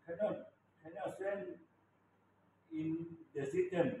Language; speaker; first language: English; non-native, learner; Thai